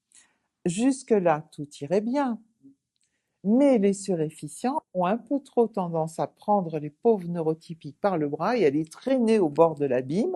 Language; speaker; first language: French; native; French